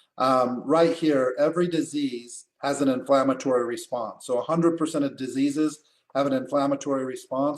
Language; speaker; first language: English; native; English